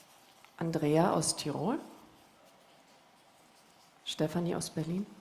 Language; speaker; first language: German; native; German